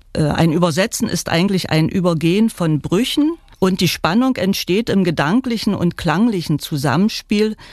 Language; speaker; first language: German; non-native, local second language; Upper Sorbian